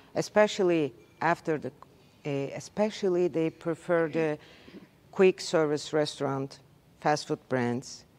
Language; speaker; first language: English; non-native, learner; Turkish